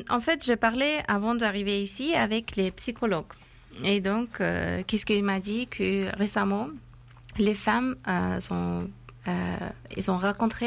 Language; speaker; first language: French; non-native, fluent; Persian